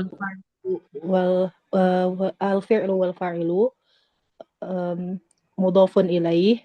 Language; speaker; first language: Arabic; non-native, learner; Indonesian